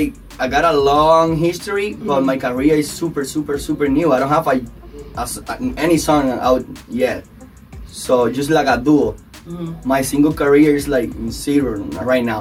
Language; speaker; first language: English; non-native, learner; Spanish